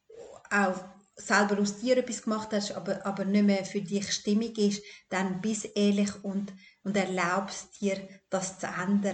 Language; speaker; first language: German; early bilingual, other home language; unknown